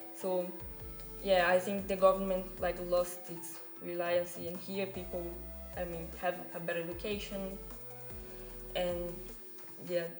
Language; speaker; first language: English; non-native, fluent; Portuguese